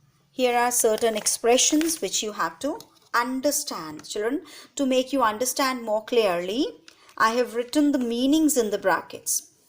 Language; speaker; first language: English; non-native, local second language; Hindi